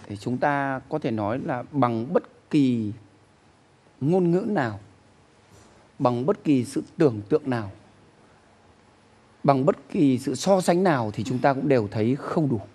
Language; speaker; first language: Vietnamese; native; Vietnamese